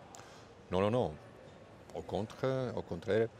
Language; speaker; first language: French; non-native, fluent; Czech